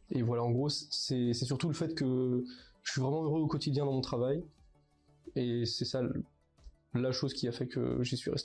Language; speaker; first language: French; native; French